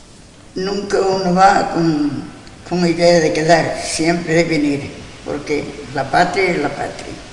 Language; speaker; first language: Spanish; non-native, local second language; Galician